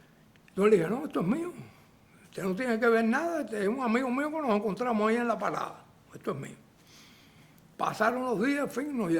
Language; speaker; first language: Spanish; native; Spanish